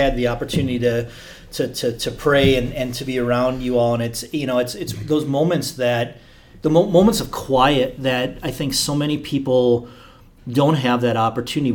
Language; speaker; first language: English; native; English